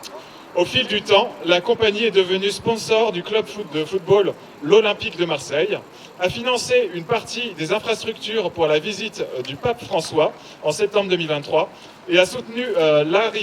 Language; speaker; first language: French; native; French